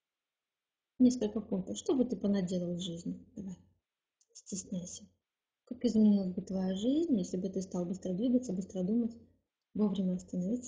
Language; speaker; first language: Russian; native; Russian